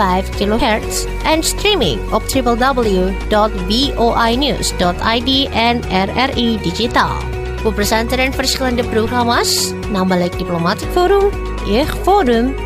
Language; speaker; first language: Dutch; non-native, fluent; Indonesian